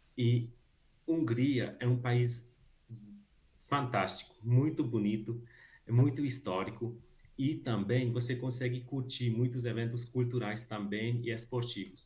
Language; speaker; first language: Portuguese; non-native, fluent; Hungarian